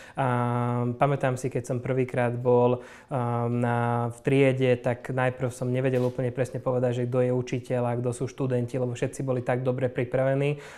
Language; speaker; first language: Slovak; non-native, local second language; Hungarian